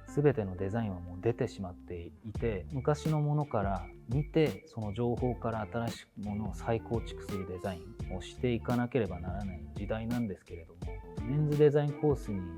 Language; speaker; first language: Japanese; non-native, fluent; Korean